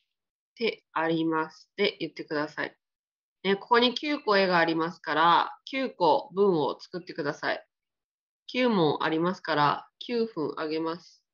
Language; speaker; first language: Japanese; non-native, fluent; Vietnamese